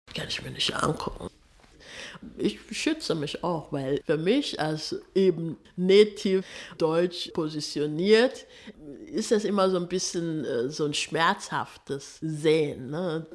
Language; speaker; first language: German; early bilingual, other home language; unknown